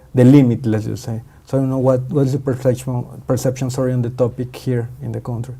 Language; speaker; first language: English; non-native, fluent; Spanish